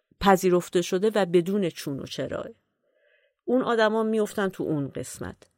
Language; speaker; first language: Persian; native; Persian